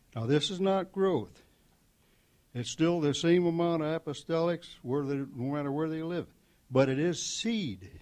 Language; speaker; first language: English; native; English